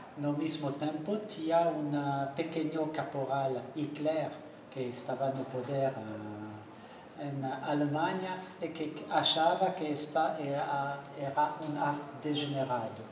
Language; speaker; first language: Portuguese; non-native, learner; French